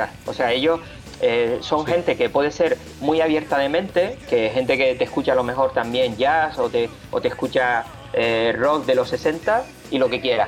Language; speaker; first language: Spanish; native; Spanish